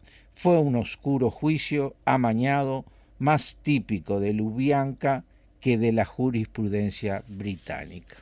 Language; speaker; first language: Spanish; native; Spanish